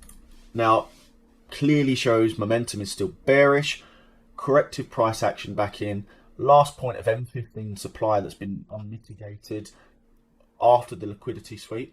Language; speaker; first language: English; native; English